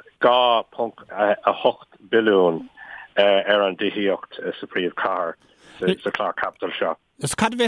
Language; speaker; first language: Irish; non-native, local second language; English